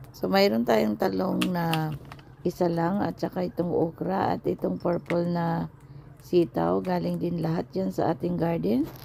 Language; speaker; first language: Filipino; non-native, local second language; Cebuano